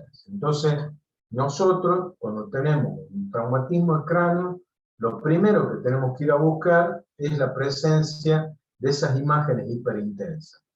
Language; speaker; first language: Spanish; native; Spanish